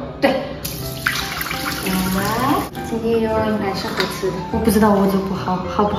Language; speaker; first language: Chinese; non-native, learner; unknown